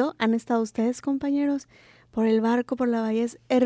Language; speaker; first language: Spanish; native; Spanish